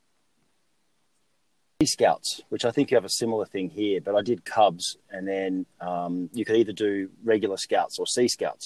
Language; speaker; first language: English; native; English